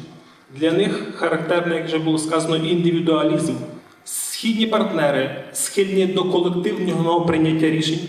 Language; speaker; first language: Ukrainian; native; Ukrainian